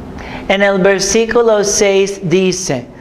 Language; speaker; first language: Spanish; non-native, fluent; English